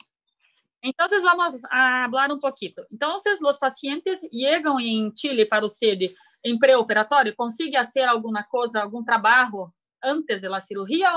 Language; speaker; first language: Spanish; non-native, learner; Portuguese